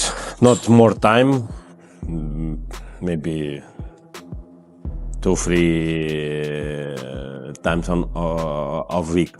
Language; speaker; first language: English; non-native, learner; Ukrainian